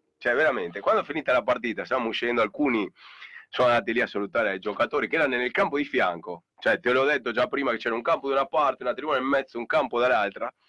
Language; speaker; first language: Italian; native; Italian